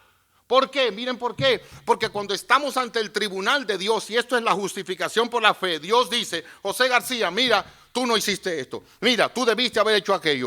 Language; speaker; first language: Spanish; native; Spanish